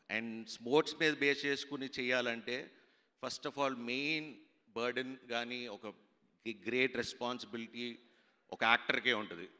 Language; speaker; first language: Telugu; native; Telugu